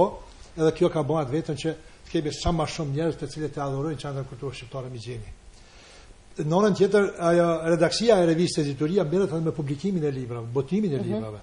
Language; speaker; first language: Albanian; native; Albanian